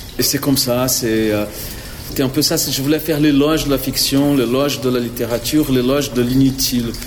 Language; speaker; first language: French; non-native, fluent; Portuguese